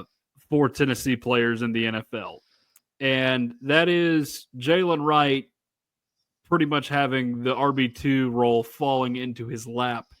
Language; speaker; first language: English; native; English